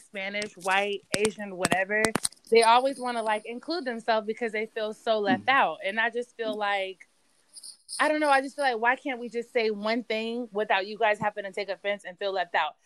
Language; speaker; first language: English; native; English